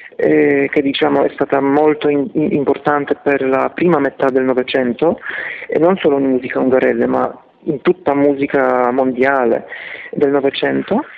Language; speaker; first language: Italian; non-native, fluent; Polish